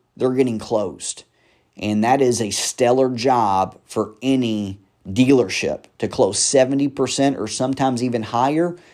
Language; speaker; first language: English; native; English